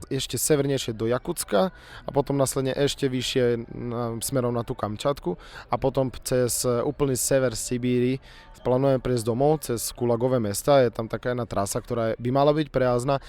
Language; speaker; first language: Slovak; native; Slovak